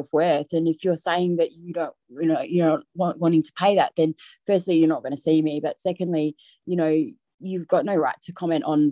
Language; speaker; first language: English; native; English